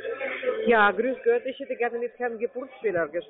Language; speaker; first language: German; non-native, fluent; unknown